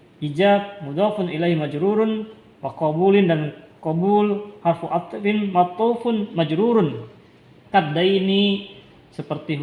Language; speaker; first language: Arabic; non-native, learner; Indonesian